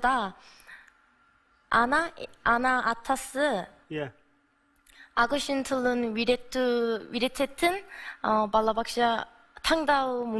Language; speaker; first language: Kazakh; non-native, learner; Korean